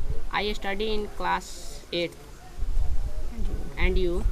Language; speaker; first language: English; non-native, learner; Hindi